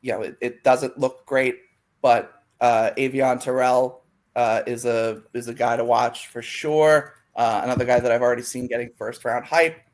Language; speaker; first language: English; native; English